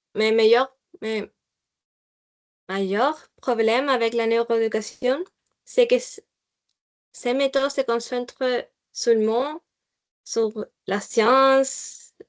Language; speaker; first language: French; non-native, learner; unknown